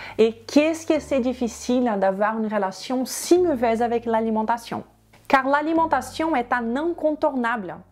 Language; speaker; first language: French; non-native, fluent; Portuguese